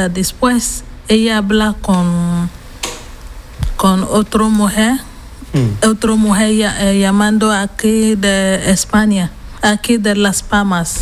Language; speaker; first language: Spanish; non-native, learner; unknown